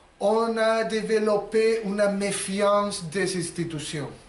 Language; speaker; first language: French; non-native, learner; Spanish